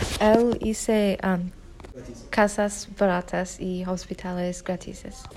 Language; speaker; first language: Spanish; non-native, learner; English